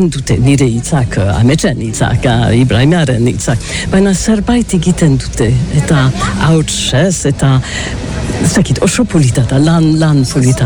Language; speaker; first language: Basque; non-native, learner; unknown